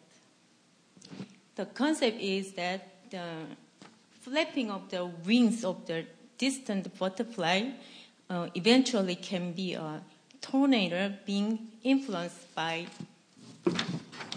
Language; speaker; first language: English; non-native, fluent; Korean